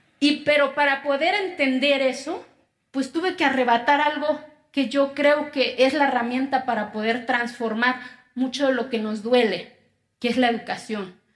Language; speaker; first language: Spanish; non-native, local second language; Zapotec